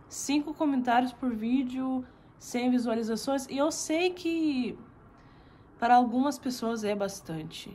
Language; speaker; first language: Portuguese; non-native, fluent; Russian